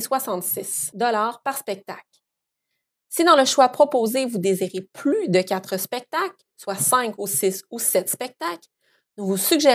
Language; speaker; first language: French; native; French